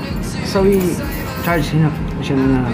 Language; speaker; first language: Arabic; non-native, learner; Filipino